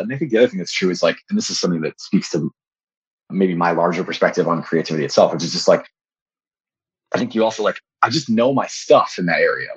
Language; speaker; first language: English; native; English